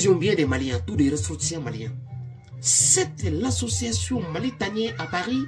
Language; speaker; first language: French; non-native, local second language; Bambara